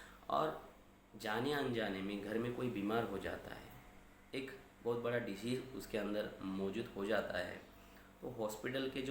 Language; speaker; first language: Hindi; non-native, local second language; Marathi